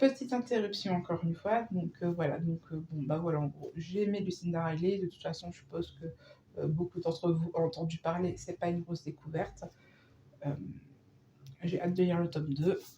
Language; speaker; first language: French; native; French